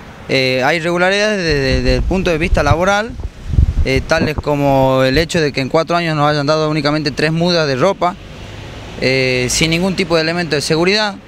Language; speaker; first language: Spanish; native; Spanish